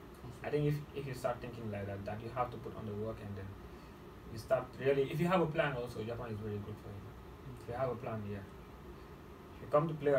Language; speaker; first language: English; non-native, fluent; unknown